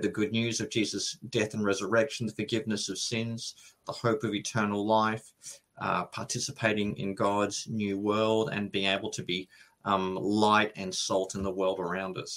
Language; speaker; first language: English; native; English